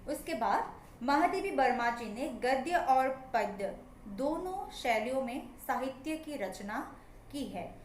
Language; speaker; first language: Hindi; non-native, local second language; Assamese